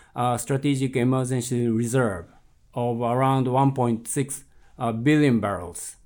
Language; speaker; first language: English; non-native, fluent; Japanese